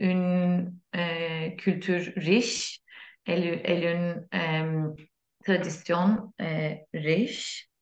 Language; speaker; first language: French; non-native, learner; Turkish